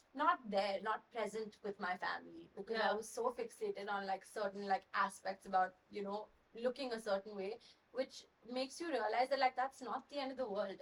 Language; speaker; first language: English; non-native, local second language; Hindi